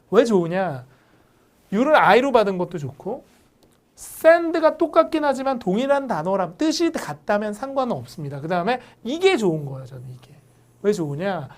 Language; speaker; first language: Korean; native; Korean